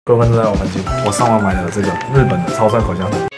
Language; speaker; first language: Chinese; native; Chinese